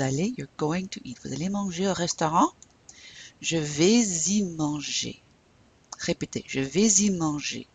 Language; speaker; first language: French; non-native, fluent; English